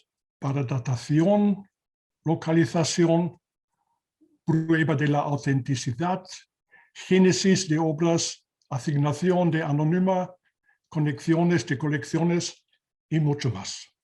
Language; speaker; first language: Spanish; non-native, learner; German